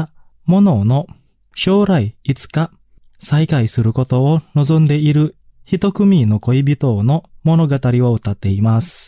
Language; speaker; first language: Japanese; non-native, fluent; Indonesian